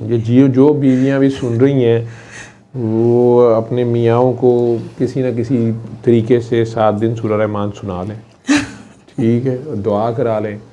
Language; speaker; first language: Urdu; non-native, local second language; Punjabi